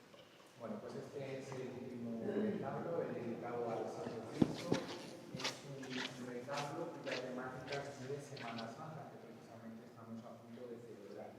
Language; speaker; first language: Spanish; native; Spanish